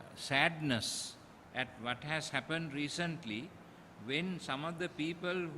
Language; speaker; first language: English; non-native, local second language; Sinhala